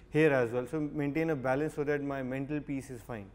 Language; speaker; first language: Hindi; native; Hindi